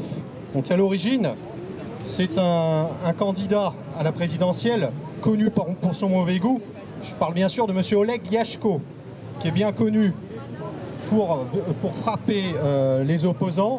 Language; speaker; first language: French; native; French